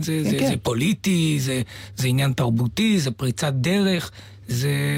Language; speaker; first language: Hebrew; native; Hebrew